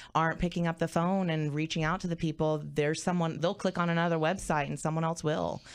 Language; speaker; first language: English; native; English